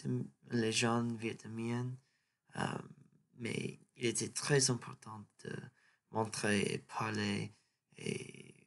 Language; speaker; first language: French; non-native, learner; English